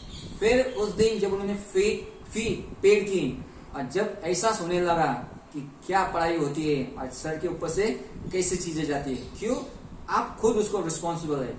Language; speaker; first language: Hindi; non-native, local second language; Marathi